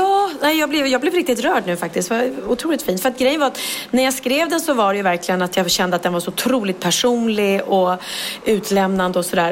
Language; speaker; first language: Swedish; native; Swedish